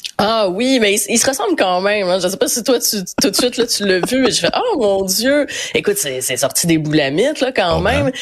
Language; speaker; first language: French; native; French